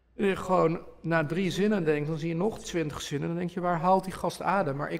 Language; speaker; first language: Dutch; early bilingual, other home language; Polish